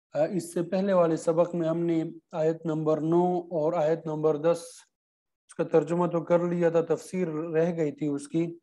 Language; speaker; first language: Urdu; native; Urdu